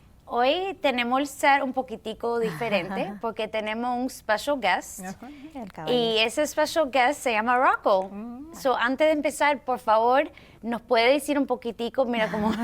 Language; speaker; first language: Spanish; early bilingual, heritage; Spanish